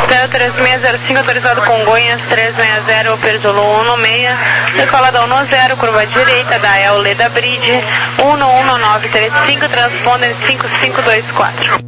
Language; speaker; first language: Portuguese; native; Portuguese